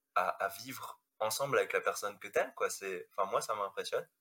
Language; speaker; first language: French; native; French